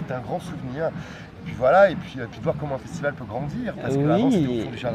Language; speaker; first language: French; native; French